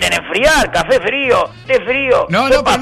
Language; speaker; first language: Spanish; native; Spanish